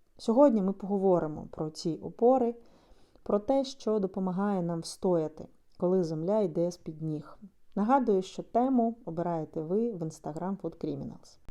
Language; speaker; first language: Ukrainian; non-native, local second language; Russian